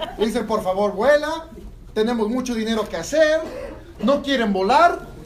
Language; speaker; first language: Spanish; early bilingual, heritage; Spanish